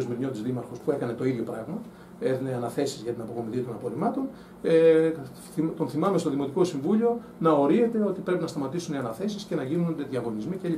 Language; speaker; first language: Greek; native; Greek